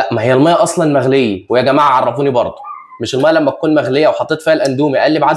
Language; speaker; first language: Arabic; native; Arabic